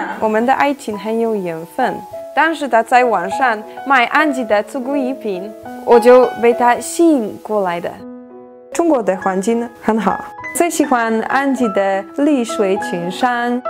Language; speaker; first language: Chinese; non-native, learner; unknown